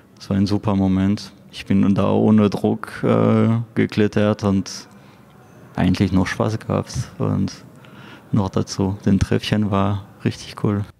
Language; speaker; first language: German; non-native, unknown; French